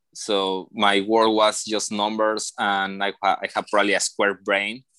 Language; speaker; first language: English; non-native, learner; Spanish